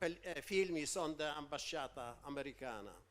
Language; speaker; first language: Italian; non-native, learner; Polish